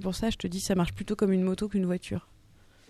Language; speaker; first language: French; native; French